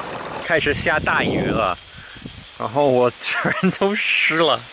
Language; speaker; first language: Chinese; non-native, fluent; English